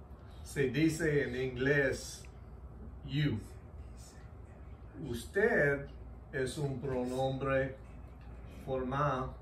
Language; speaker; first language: Spanish; non-native, learner; English